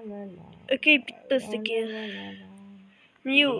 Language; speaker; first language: English; non-native, learner; Ukrainian